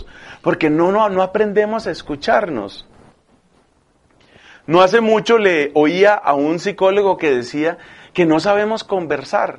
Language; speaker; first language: Spanish; native; Spanish